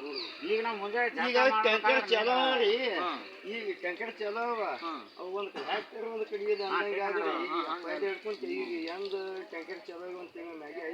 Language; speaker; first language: Kannada; native; Kannada